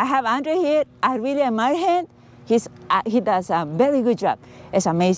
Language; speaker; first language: English; non-native, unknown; Spanish